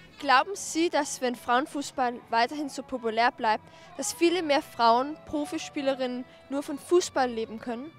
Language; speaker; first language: German; non-native, learner; Swedish